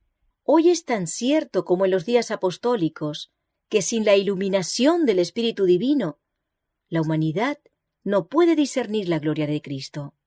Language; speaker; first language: Spanish; native; Spanish